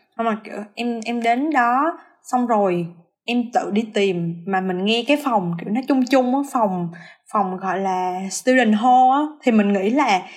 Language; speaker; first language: Vietnamese; native; Vietnamese